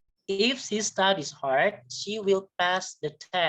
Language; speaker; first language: English; non-native, learner; Indonesian